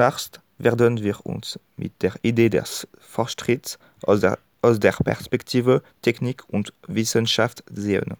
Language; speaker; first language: German; non-native, learner; French